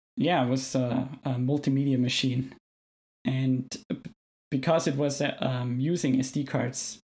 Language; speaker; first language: English; non-native, fluent; German